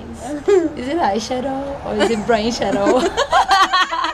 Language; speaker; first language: English; non-native, fluent; Portuguese